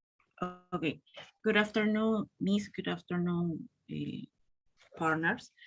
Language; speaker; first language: English; non-native, learner; Spanish